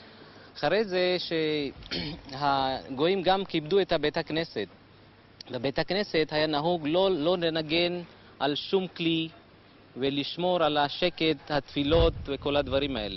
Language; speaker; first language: Hebrew; non-native, fluent; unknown